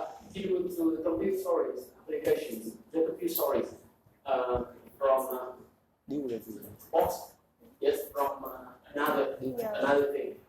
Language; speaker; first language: English; non-native, fluent; Vietnamese